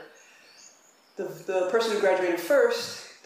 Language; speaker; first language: English; native; English